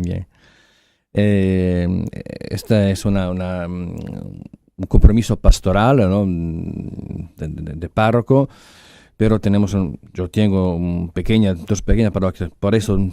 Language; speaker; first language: Spanish; non-native, fluent; Italian